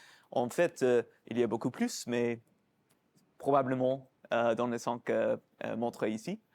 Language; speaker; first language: French; non-native, fluent; English